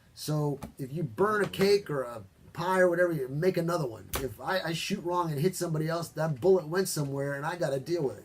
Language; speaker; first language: English; native; English